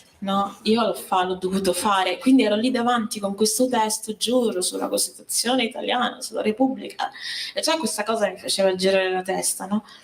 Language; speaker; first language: Italian; native; Italian